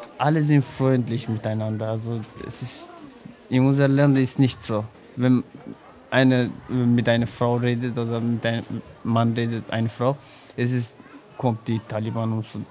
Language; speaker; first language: German; non-native, learner; Persian